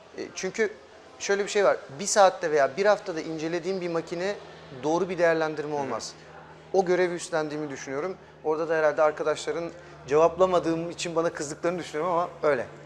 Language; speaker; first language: Turkish; early bilingual, heritage; German